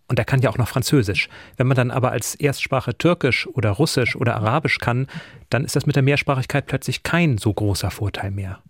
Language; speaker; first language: German; native; German